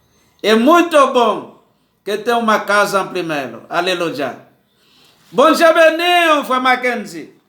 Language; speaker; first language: Portuguese; non-native, learner; Haitian Creole